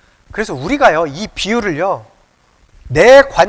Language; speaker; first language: Korean; native; Korean